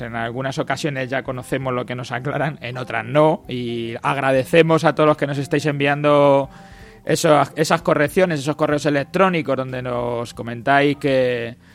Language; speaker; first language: Spanish; native; Spanish